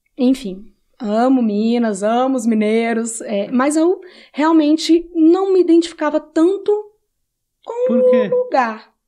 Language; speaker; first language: Portuguese; native; Portuguese